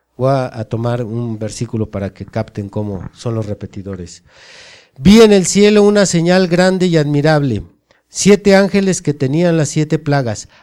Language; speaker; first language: Spanish; native; Spanish